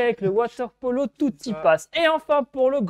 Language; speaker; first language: French; native; French